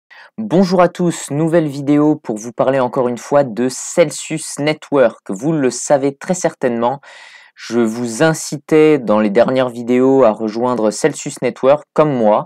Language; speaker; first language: French; native; French